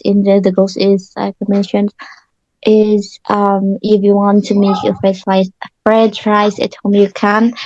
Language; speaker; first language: English; non-native, learner; Indonesian